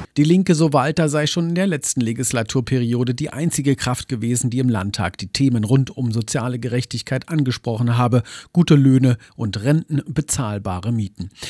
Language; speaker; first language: German; native; German